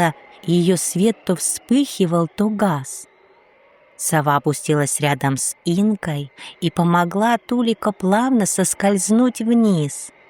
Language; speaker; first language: Russian; native; Russian